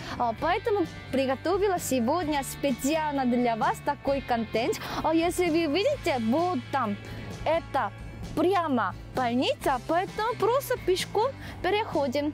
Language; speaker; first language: Russian; non-native, fluent; Korean